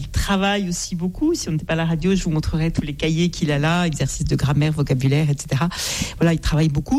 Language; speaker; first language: French; native; French